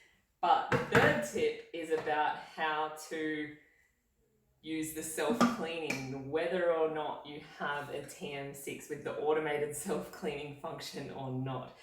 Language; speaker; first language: English; native; English